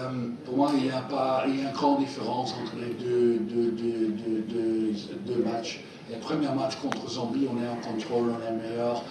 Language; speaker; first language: French; non-native, fluent; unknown